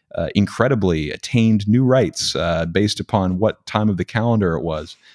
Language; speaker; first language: English; native; English